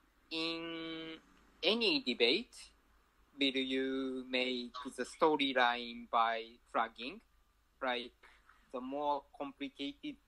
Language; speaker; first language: English; non-native, fluent; Japanese